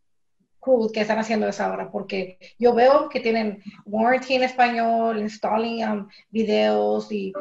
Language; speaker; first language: Spanish; early bilingual, heritage; Spanish